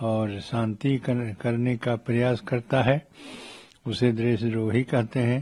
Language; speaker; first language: Hindi; native; Hindi